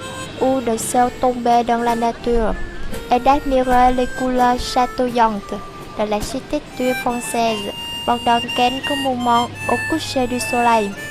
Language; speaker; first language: French; non-native, local second language; Vietnamese